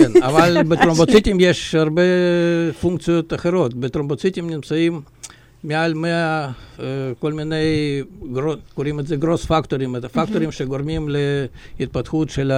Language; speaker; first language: Hebrew; non-native, fluent; Russian